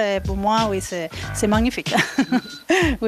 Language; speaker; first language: French; non-native, fluent; Spanish